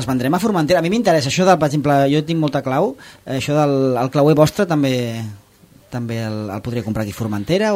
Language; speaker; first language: Catalan; native; Catalan